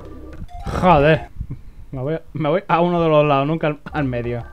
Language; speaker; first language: Spanish; native; Spanish